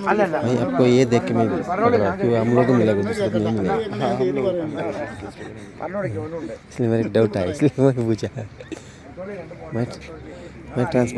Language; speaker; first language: Hindi; non-native, local second language; Malayalam